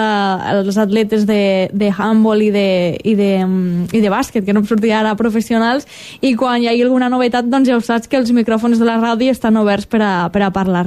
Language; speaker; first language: Catalan; native; Catalan